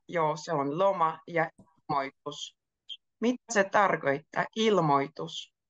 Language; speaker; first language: Finnish; native; Finnish